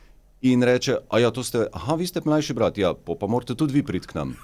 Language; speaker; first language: Slovenian; native; Slovenian